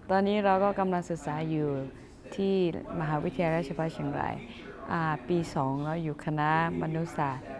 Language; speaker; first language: Thai; non-native, local second language; Akha